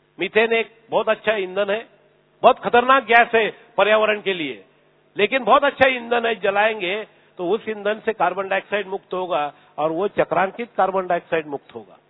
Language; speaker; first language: Hindi; non-native, local second language; Marathi